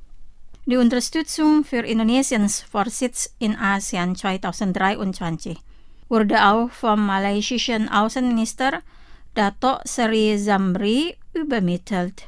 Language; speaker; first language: German; non-native, fluent; Indonesian